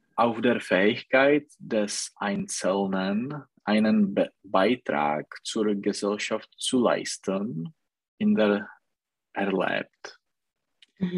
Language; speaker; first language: German; non-native, learner; Czech